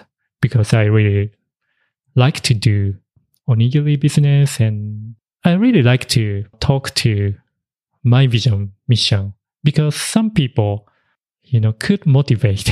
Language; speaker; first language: English; non-native, fluent; Japanese